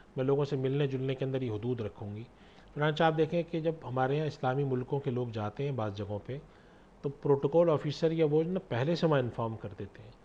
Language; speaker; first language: Urdu; native; Urdu